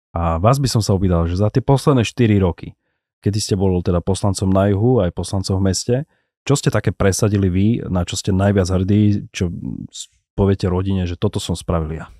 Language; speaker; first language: Slovak; native; Slovak